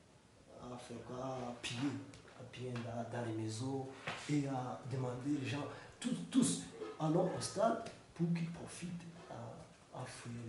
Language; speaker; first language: French; non-native, learner; Kinyarwanda